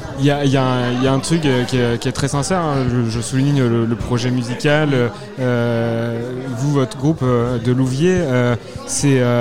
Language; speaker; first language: French; native; French